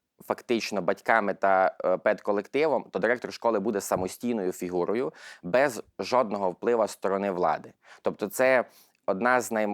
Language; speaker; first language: Ukrainian; native; Ukrainian